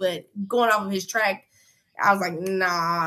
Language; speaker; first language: English; native; English